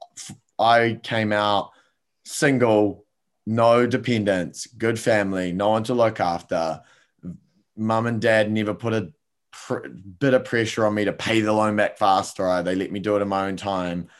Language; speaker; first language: English; native; English